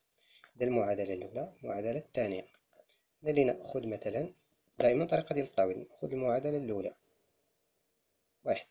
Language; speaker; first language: Arabic; native; Arabic